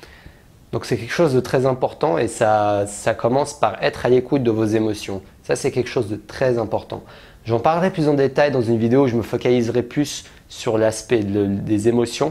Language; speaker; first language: French; native; French